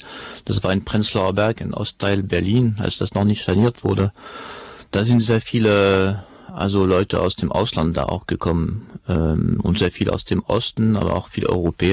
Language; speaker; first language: German; non-native, fluent; French